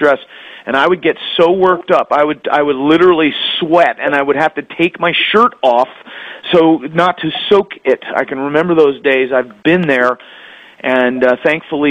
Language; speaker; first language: English; native; English